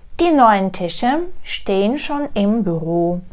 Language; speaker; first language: German; non-native, fluent; Ukrainian